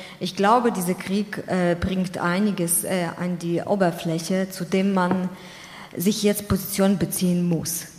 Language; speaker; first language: German; non-native, fluent; Ukrainian